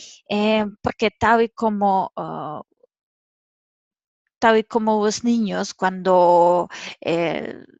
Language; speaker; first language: Spanish; non-native, fluent; Serbian